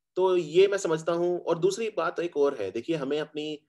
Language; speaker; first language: Hindi; native; Hindi